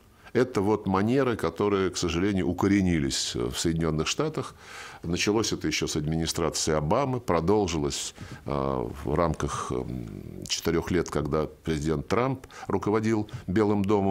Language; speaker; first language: Russian; native; Russian